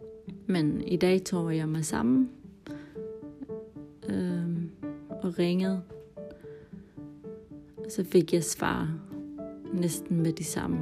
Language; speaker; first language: Danish; non-native, local second language; Kalaallisut